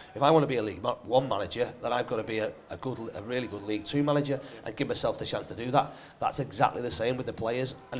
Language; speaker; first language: English; native; English